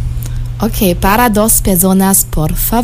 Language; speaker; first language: Spanish; non-native, learner; German